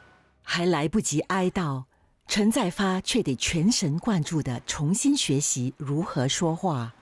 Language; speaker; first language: Chinese; native; Chinese